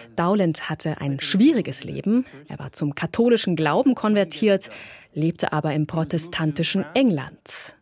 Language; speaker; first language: German; native; German